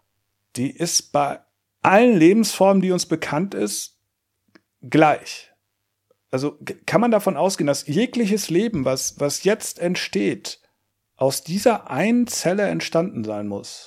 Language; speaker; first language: German; native; German